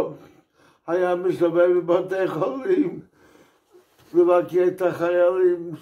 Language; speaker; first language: Hebrew; non-native, fluent; English